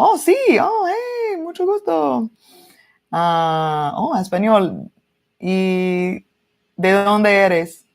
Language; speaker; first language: Spanish; non-native, learner; English